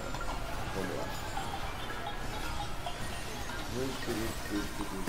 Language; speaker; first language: Portuguese; native; Portuguese